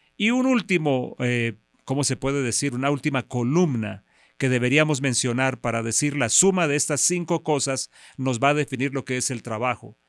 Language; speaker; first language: Spanish; native; Spanish